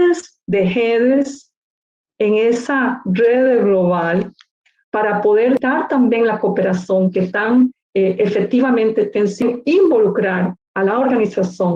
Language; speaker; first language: Portuguese; non-native, learner; Spanish